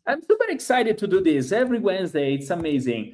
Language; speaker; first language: English; non-native, fluent; Italian